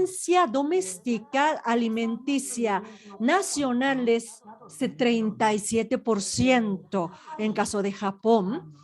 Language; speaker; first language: Spanish; non-native, fluent; Japanese